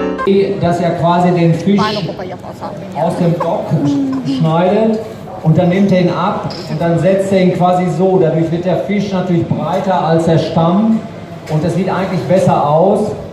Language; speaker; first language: German; native; German